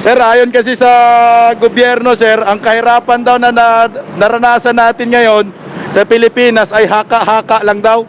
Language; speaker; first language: Filipino; native; Filipino